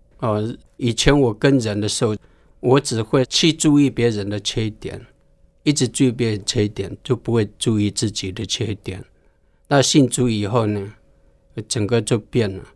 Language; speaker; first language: Chinese; non-native, local second language; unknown